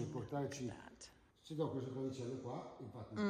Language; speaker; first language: Italian; native; Italian